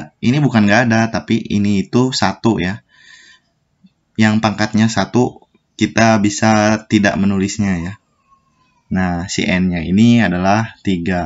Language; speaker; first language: Indonesian; native; Indonesian